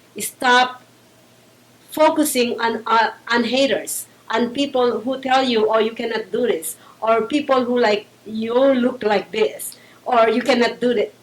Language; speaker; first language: English; non-native, local second language; Filipino